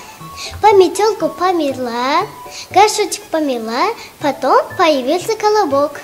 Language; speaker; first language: Russian; non-native, local second language; Tajik